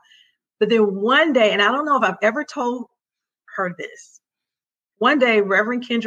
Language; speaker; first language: English; native; English